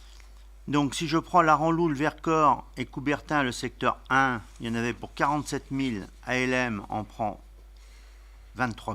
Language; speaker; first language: French; native; French